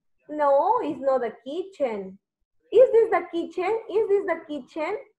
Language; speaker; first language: English; non-native, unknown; Spanish